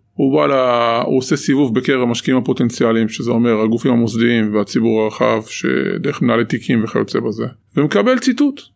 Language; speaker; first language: Hebrew; native; Hebrew